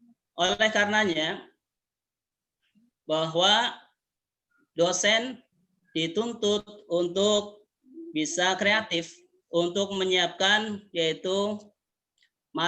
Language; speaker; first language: Indonesian; native; Indonesian